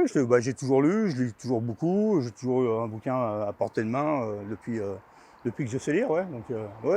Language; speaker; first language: French; native; French